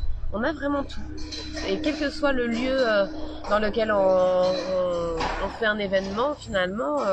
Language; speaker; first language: French; native; French